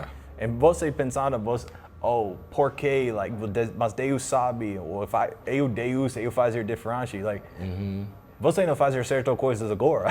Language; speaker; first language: Portuguese; non-native, learner; English